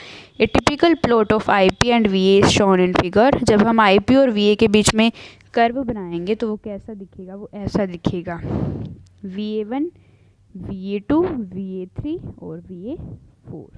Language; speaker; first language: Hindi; native; Hindi